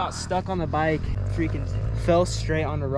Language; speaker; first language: English; native; English